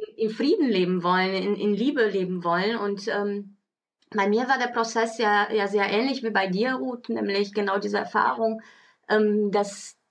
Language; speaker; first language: German; early bilingual, other home language; Portuguese